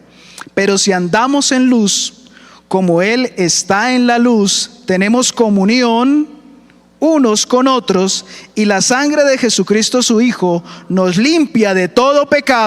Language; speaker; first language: Spanish; native; Spanish